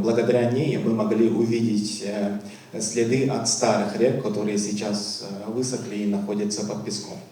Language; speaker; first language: Russian; native; Russian